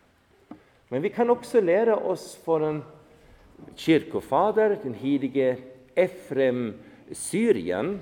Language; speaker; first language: Swedish; non-native, fluent; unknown